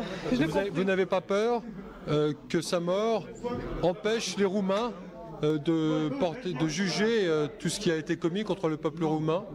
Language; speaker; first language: French; native; French